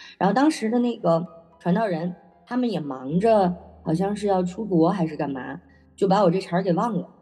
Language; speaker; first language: Chinese; native; Chinese